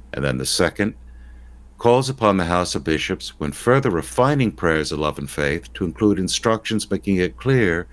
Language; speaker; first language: English; native; English